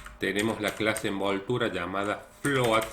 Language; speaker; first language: Spanish; native; Spanish